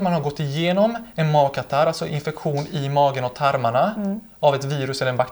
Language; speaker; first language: Swedish; native; Swedish